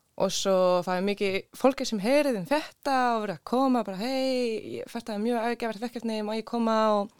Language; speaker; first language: Icelandic; non-native, learner; Swedish